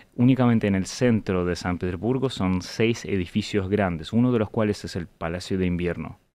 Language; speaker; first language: Spanish; non-native, fluent; Russian